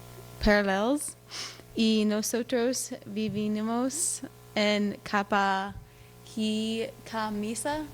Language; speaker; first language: Spanish; non-native, learner; English